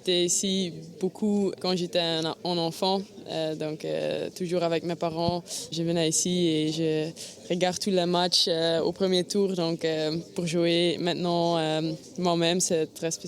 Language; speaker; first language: French; non-native, learner; Dutch